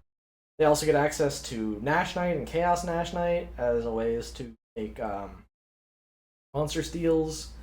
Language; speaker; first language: English; native; English